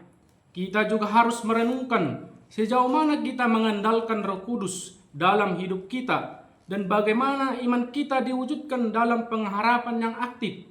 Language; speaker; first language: Indonesian; native; Indonesian